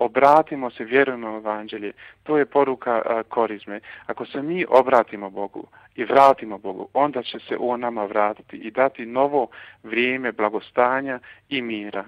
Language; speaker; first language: Croatian; early bilingual, heritage; Croatian